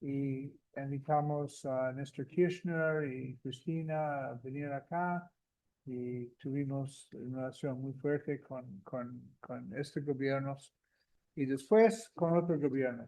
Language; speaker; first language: Spanish; non-native, fluent; English